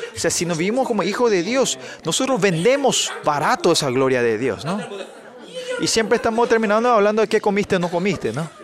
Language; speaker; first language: Spanish; non-native, fluent; Korean